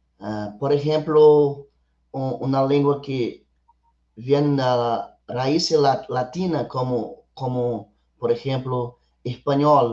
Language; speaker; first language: Spanish; non-native, learner; Portuguese